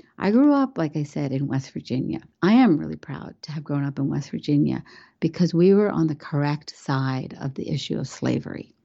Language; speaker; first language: English; early bilingual, other home language; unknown